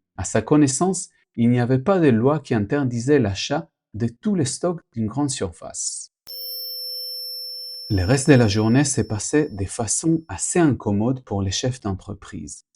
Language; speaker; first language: French; non-native, fluent; Spanish